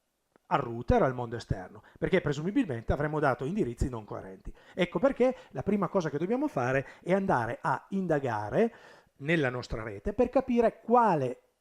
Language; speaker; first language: Italian; native; Italian